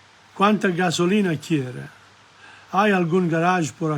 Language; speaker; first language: Spanish; non-native, learner; English